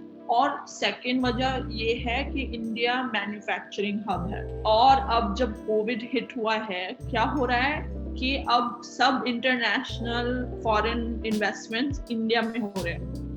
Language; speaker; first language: Hindi; non-native, local second language; Marathi